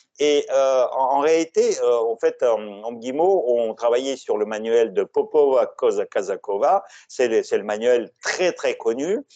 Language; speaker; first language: French; non-native, fluent; Russian